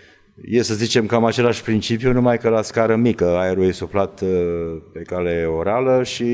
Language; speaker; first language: Romanian; native; Romanian